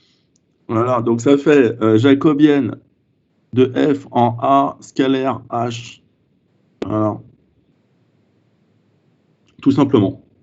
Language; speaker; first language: French; native; French